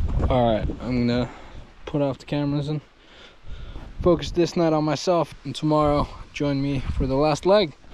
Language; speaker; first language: English; non-native, fluent; Finnish